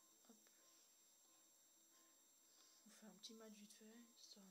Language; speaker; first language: French; native; French